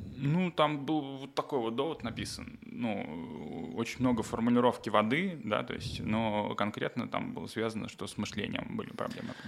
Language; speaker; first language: Russian; native; Russian